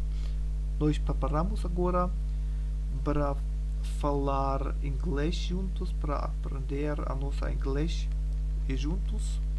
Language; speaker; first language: Portuguese; non-native, learner; German